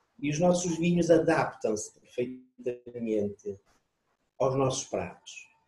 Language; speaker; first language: Portuguese; native; Portuguese